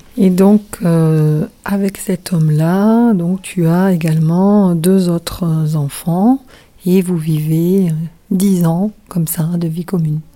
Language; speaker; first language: French; native; French